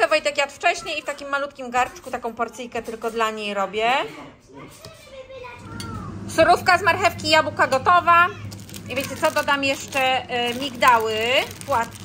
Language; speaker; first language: Polish; native; Polish